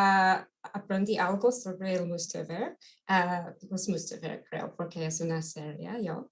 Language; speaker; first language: Spanish; non-native, fluent; English